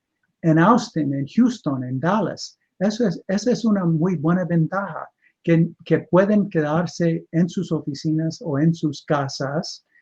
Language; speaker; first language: Spanish; non-native, fluent; English